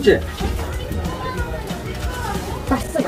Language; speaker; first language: Korean; non-native, learner; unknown